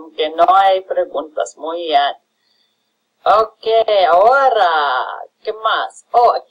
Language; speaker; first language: Spanish; non-native, fluent; English